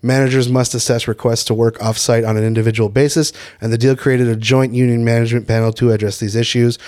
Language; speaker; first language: English; native; English